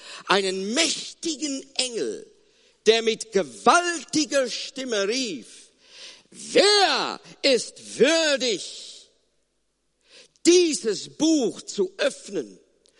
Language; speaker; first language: German; non-native, fluent; Afrikaans